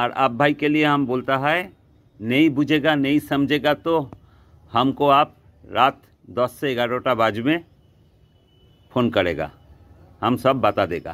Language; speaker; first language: Hindi; non-native, local second language; Bangla